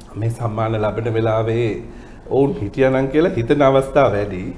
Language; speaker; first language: Sinhala; native; Sinhala